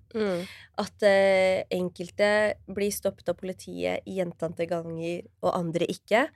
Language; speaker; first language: Norwegian; early bilingual, other home language; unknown